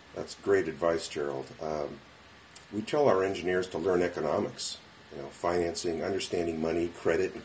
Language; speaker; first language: English; native; English